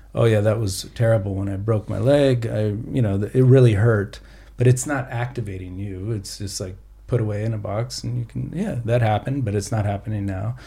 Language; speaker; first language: English; native; English